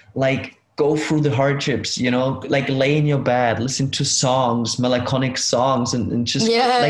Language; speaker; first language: English; non-native, fluent; German